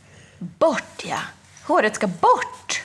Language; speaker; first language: Swedish; native; Swedish